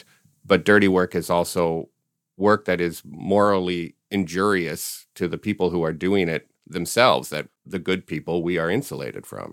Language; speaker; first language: English; native; English